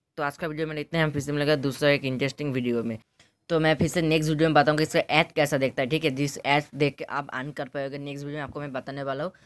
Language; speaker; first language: Hindi; non-native, local second language; Bangla